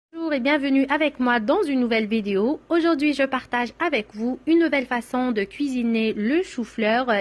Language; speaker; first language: French; non-native, local second language; Arabic